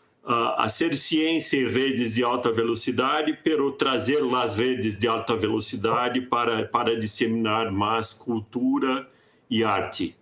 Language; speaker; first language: Spanish; non-native, fluent; Portuguese